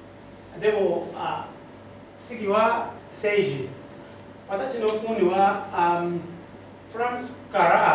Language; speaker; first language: Japanese; non-native, learner; Mossi